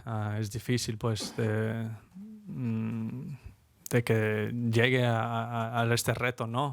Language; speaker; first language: Spanish; early bilingual, heritage; Spanish